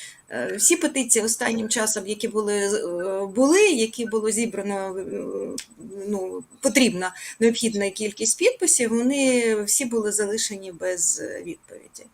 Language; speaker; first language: Ukrainian; native; Ukrainian